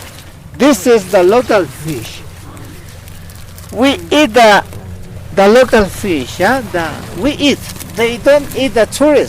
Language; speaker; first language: English; non-native, learner; Spanish